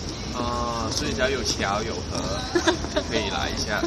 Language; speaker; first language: Chinese; native; Chinese